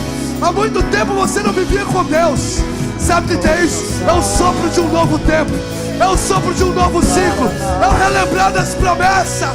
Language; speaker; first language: Portuguese; native; Portuguese